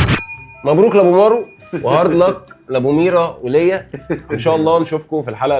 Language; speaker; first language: Arabic; native; Arabic